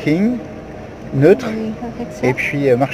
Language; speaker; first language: French; native; French